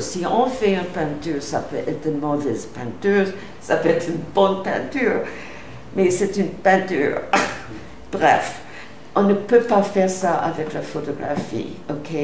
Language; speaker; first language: French; non-native, fluent; English